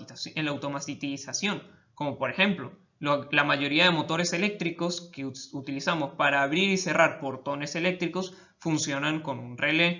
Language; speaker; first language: Spanish; native; Spanish